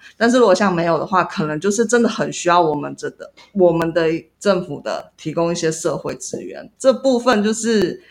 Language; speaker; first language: Chinese; native; Chinese